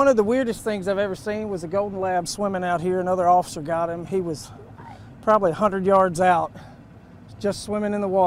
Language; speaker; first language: English; native; English